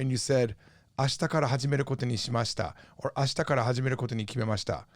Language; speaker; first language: Japanese; non-native, fluent; English